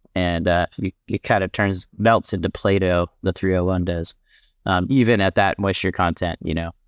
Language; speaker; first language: English; native; English